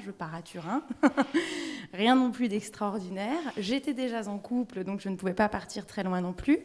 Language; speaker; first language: French; native; French